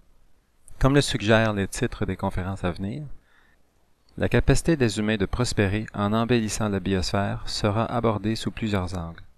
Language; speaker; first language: French; native; French